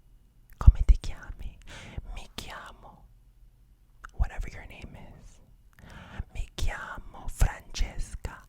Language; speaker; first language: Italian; non-native, learner; English